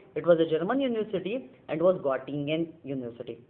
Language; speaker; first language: English; non-native, local second language; Marathi